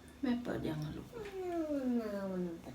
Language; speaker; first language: Swedish; non-native, learner; Thai